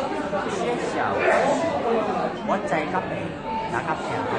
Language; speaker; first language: Chinese; non-native, learner; Korean